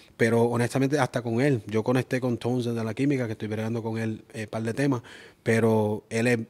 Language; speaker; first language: Spanish; early bilingual, heritage; Spanish